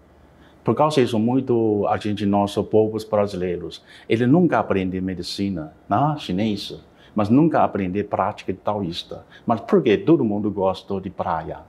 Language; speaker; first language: Portuguese; non-native, learner; Chinese